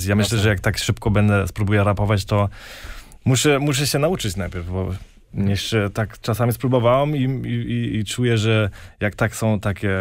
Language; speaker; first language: Polish; early bilingual, heritage; German